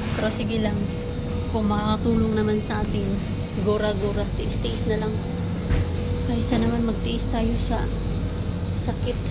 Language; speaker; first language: Filipino; native; Filipino